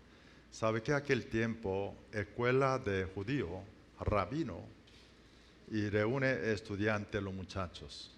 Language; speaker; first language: Spanish; non-native, learner; Korean